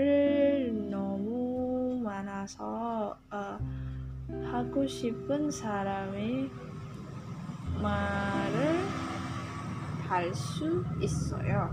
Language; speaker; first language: Korean; non-native, learner; Indonesian